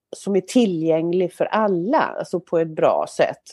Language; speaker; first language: Swedish; native; Swedish